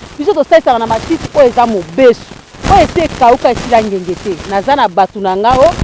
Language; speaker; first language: Lingala; non-native, local second language; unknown